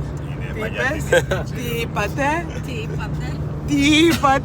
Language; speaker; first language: Greek; native; Greek